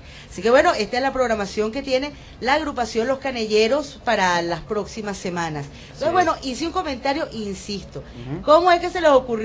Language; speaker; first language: Spanish; native; Spanish